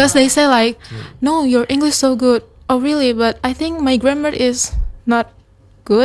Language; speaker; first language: English; non-native, learner; Indonesian